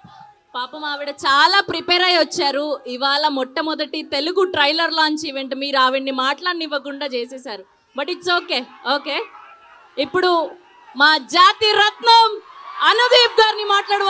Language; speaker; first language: Telugu; native; Telugu